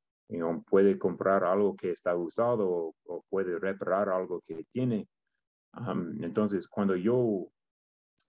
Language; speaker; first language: Spanish; non-native, learner; English